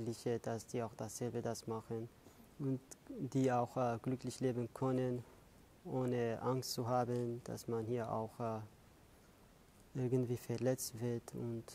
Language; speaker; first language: German; non-native, fluent; Kurdish